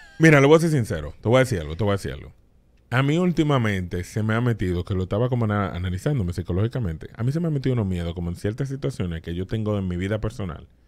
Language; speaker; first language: Spanish; native; Spanish